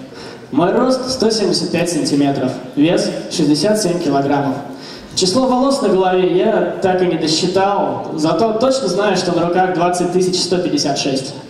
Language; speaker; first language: Russian; native; Russian